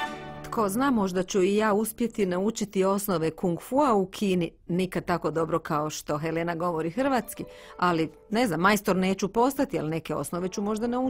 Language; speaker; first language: Bosnian; native; Bosnian